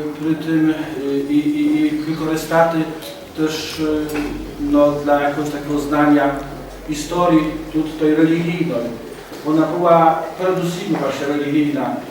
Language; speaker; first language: Polish; non-native, learner; Ukrainian